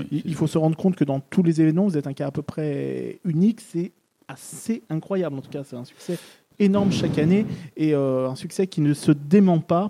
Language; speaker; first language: French; native; French